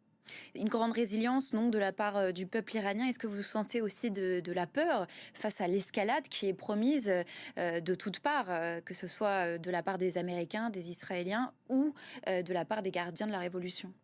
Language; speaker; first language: French; native; French